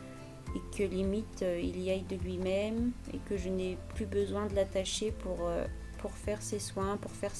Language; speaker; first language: French; native; French